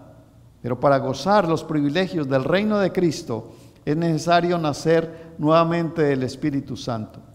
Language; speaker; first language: Spanish; native; Spanish